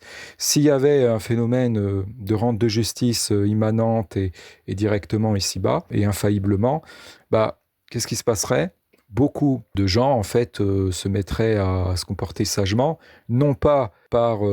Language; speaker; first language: French; native; French